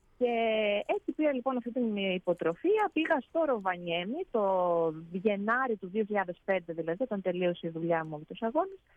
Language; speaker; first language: Greek; native; Greek